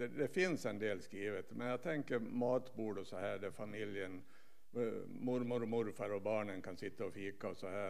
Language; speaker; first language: Swedish; native; Swedish